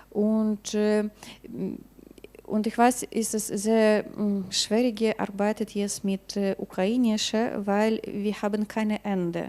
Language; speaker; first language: German; non-native, learner; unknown